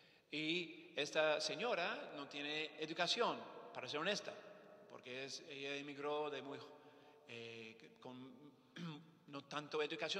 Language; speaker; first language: Spanish; non-native, fluent; English